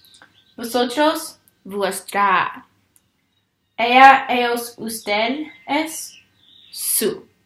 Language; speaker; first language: Spanish; non-native, learner; English